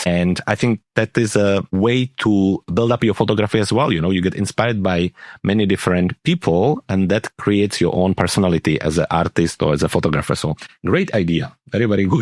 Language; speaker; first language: English; non-native, fluent; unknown